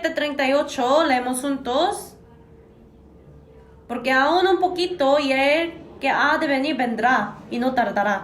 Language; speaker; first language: Spanish; non-native, fluent; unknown